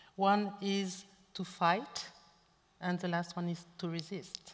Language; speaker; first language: English; non-native, local second language; French